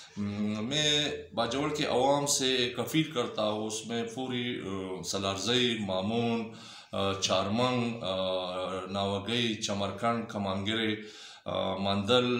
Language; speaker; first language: Urdu; non-native, local second language; Pashto